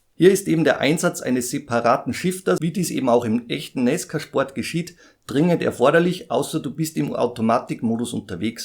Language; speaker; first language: German; native; German